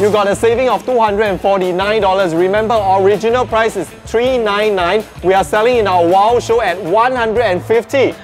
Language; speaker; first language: English; non-native, local second language; Chinese